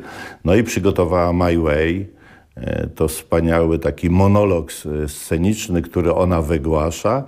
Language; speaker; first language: Polish; native; Polish